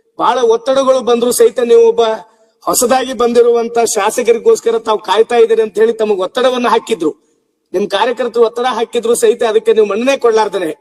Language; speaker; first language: Kannada; non-native, local second language; Lambadi